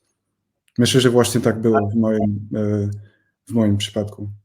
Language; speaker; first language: Polish; non-native, fluent; English